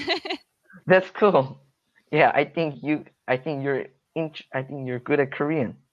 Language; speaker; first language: English; non-native, learner; Korean